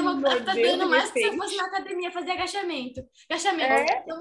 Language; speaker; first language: Portuguese; native; Portuguese